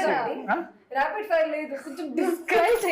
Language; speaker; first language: Telugu; non-native, fluent; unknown